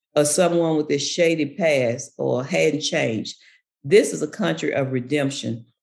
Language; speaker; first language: English; native; English